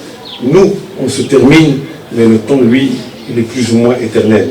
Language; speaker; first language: French; non-native, local second language; Arabic